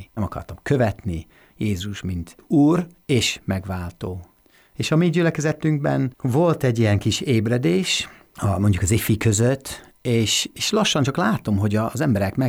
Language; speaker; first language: Hungarian; non-native, fluent; English